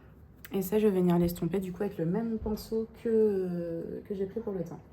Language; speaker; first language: French; native; French